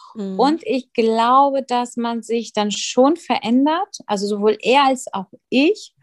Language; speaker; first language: German; early bilingual, other home language; Russian